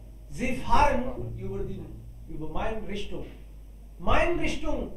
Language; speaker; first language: German; non-native, fluent; Hindi